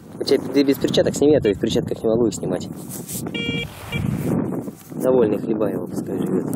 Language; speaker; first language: Russian; native; Russian